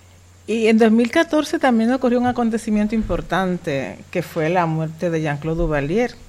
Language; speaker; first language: Spanish; native; Spanish